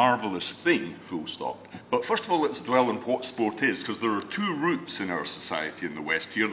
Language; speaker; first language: English; native; English